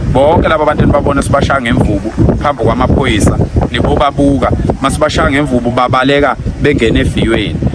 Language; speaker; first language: Zulu; native; Zulu